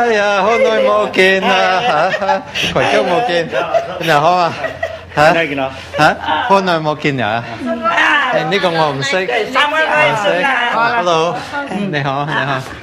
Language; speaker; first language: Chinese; early bilingual, heritage; Chinese